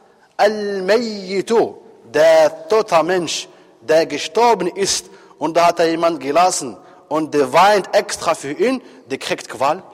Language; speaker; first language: German; non-native, fluent; Arabic